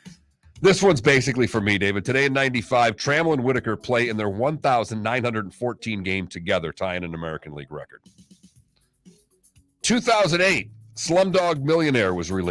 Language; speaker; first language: English; native; English